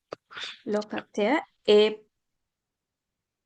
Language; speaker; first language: French; non-native, learner; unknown